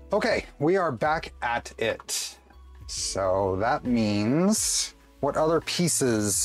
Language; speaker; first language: English; native; English